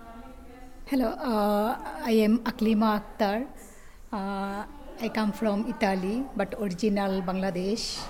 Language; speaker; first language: English; non-native, learner; Bangla